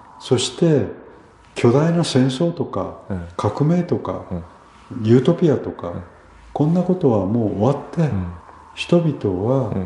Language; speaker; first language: Japanese; early bilingual, other home language; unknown